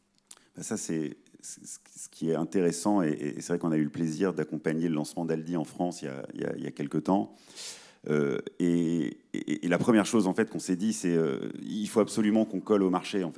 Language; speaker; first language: French; native; French